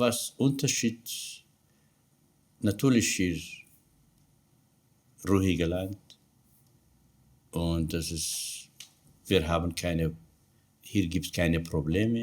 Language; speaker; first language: German; non-native, learner; Kurdish